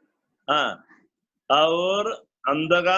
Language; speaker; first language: Hindi; non-native, learner; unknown